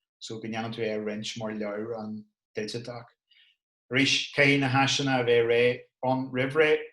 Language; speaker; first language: Irish; non-native, local second language; English